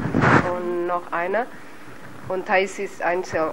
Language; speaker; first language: German; non-native, learner; Portuguese